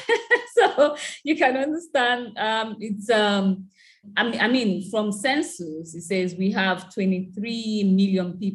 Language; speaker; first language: English; non-native, local second language; Igbo